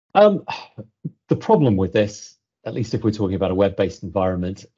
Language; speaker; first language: English; native; English